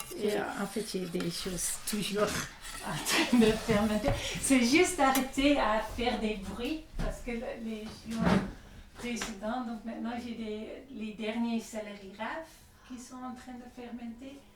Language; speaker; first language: French; non-native, fluent; Dutch